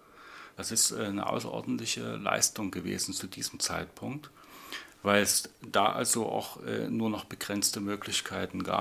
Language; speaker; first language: German; native; German